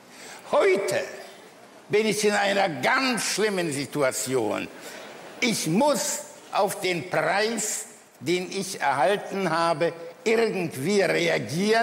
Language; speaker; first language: German; early bilingual, other home language; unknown